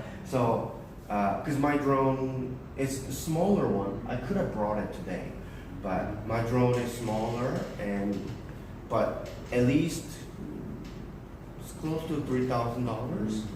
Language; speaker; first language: English; early bilingual, other home language; Korean